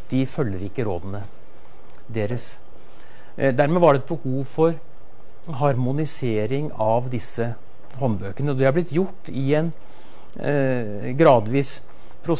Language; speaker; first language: Norwegian; native; Norwegian